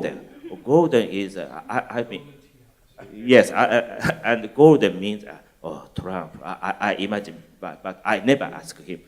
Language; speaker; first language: English; non-native, learner; Japanese